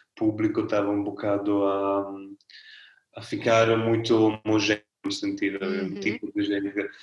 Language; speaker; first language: Portuguese; non-native, fluent; Italian